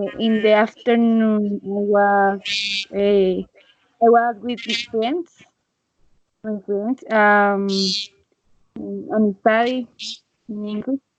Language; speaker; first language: English; non-native, learner; Spanish